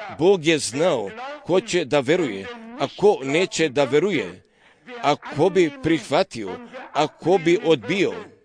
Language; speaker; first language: Croatian; early bilingual, heritage; Serbian